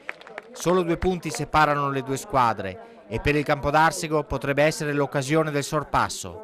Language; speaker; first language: Italian; native; Italian